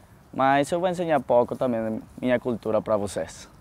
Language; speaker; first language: Portuguese; non-native, fluent; Spanish